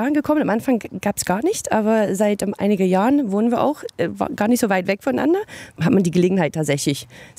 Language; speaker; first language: German; non-native, fluent; English